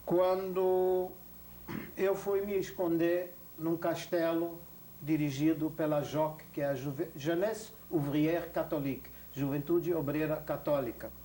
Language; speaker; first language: Portuguese; non-native, fluent; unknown